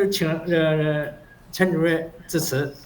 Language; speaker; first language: Chinese; non-native, fluent; Japanese